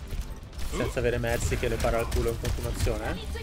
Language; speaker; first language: Italian; native; Italian